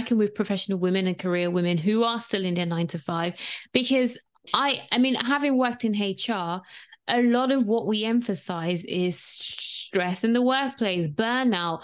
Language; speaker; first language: English; non-native, local second language; Yoruba